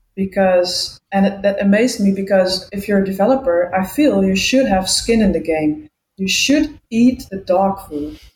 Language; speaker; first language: English; non-native, fluent; Dutch